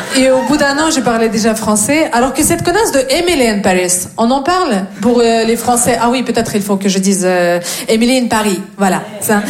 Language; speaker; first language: French; non-native, fluent; Russian